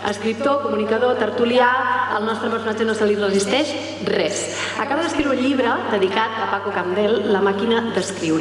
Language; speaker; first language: Catalan; native; Catalan